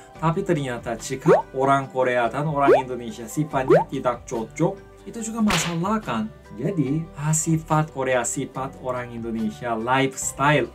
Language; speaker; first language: Indonesian; non-native, fluent; Korean